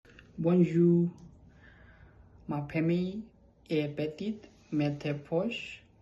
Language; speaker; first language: French; non-native, learner; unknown